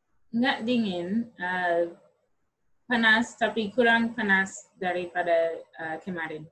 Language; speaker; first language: Indonesian; non-native, learner; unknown